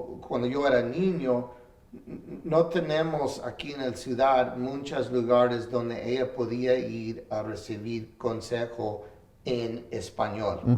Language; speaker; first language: Spanish; early bilingual, heritage; English